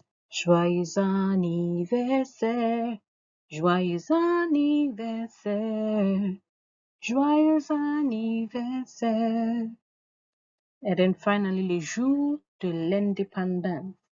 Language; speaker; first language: French; non-native, fluent; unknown